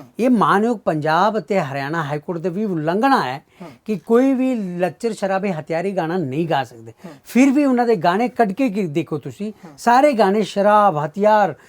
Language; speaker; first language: Punjabi; non-native, fluent; Marathi